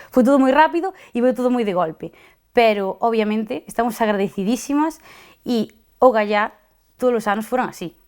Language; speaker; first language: Galician; native; Galician